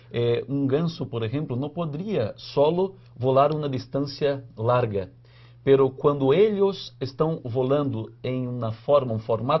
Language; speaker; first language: Spanish; non-native, fluent; Portuguese